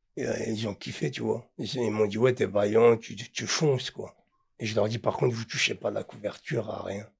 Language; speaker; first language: French; native; French